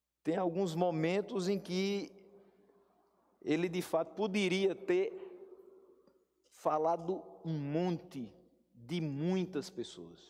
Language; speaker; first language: Portuguese; native; Portuguese